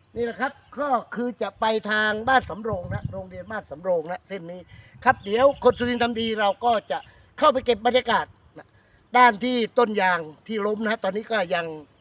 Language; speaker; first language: Thai; native; Thai